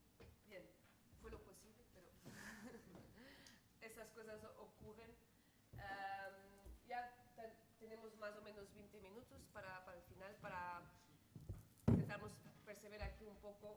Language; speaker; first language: Spanish; non-native, local second language; Galician